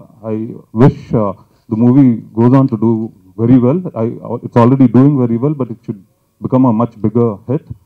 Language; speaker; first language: English; non-native, local second language; Telugu